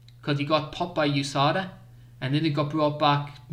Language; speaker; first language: English; native; English